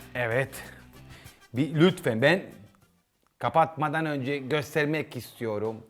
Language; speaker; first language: Turkish; non-native, learner; Italian